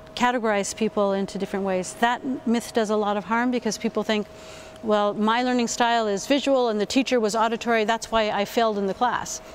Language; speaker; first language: English; native; English